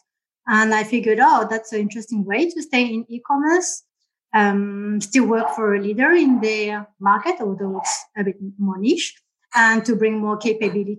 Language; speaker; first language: English; native; English